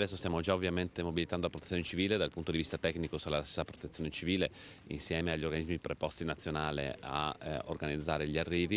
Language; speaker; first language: Italian; native; Italian